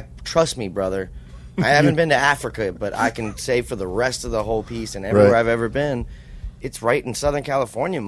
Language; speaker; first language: English; native; English